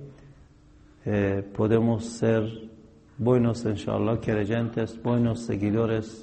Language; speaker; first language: Spanish; non-native, fluent; Persian